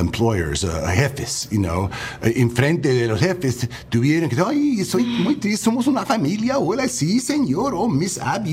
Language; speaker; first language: Spanish; non-native, learner; English